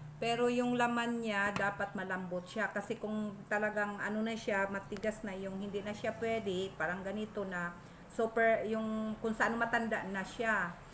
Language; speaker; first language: Filipino; non-native, local second language; Masbatenyo